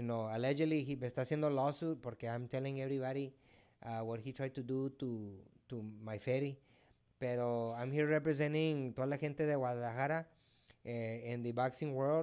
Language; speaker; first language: English; early bilingual, other home language; Spanish